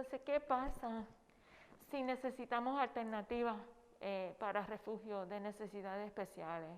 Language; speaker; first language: Spanish; non-native, fluent; English